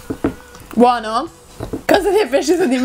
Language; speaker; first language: Italian; non-native, fluent; Russian